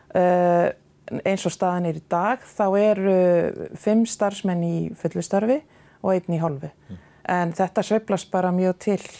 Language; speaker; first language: Icelandic; native; Icelandic